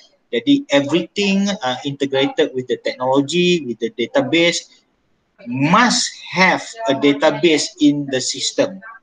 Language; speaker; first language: English; non-native, local second language; Malay